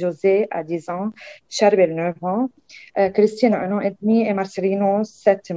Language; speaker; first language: French; non-native, local second language; Arabic